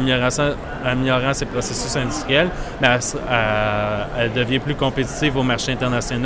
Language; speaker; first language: French; native; French